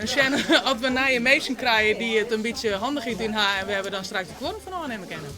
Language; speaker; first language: Dutch; non-native, local second language; Western Frisian